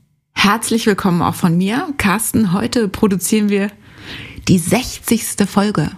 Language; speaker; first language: German; native; German